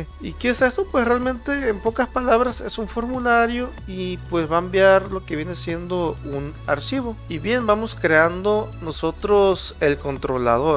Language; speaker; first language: Spanish; native; Spanish